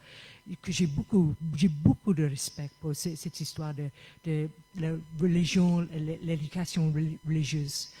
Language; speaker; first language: French; non-native, fluent; English